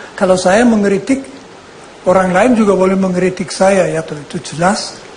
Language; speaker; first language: Indonesian; non-native, fluent; German